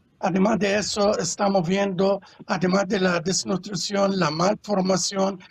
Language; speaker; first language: Spanish; non-native, fluent; Arabic